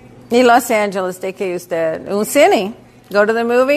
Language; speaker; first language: Spanish; non-native, learner; English